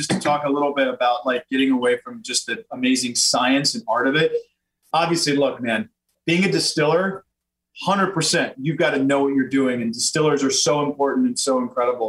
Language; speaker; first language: English; native; English